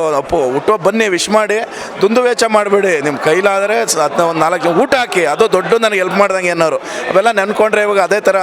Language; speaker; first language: Kannada; native; Kannada